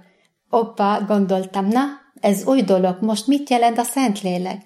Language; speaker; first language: Hungarian; non-native, fluent; Arabic